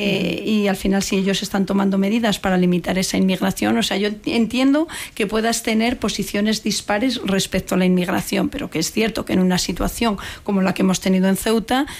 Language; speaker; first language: Spanish; native; Spanish